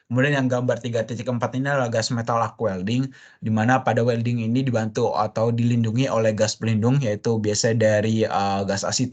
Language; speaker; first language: Indonesian; native; Indonesian